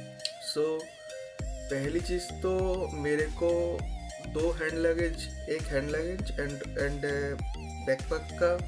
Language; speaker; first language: Hindi; non-native, local second language; Bangla